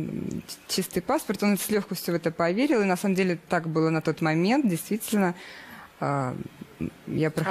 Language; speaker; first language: Russian; native; Russian